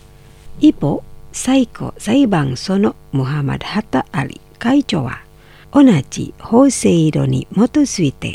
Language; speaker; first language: Japanese; non-native, fluent; Indonesian